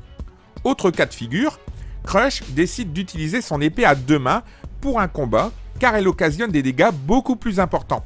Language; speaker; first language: French; native; French